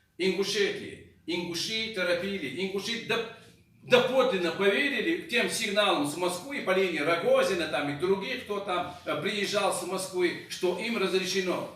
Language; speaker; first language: Russian; non-native, local second language; Chechen